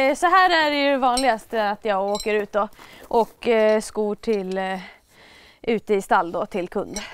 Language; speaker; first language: Swedish; native; Swedish